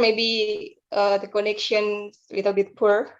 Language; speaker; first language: English; non-native, learner; Indonesian